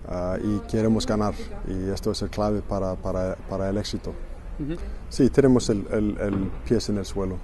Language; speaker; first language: Spanish; non-native, fluent; Icelandic